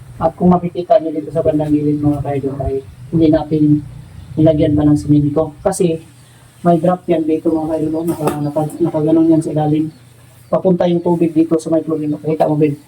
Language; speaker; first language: Filipino; non-native, local second language; Cebuano